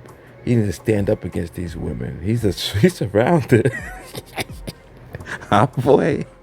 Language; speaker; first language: English; native; English